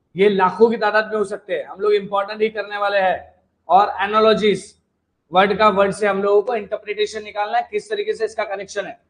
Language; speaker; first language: Hindi; non-native, local second language; Marathi